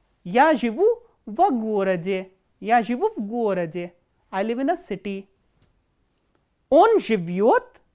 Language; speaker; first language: Russian; non-native, fluent; Hindi